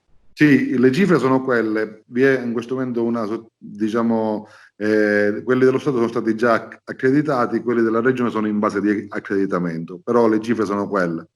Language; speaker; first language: Italian; native; Italian